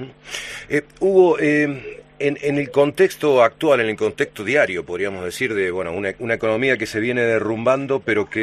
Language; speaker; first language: Spanish; native; Spanish